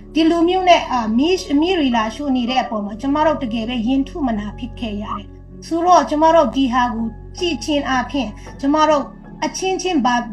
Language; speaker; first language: Burmese; non-native, local second language; Tedim Chin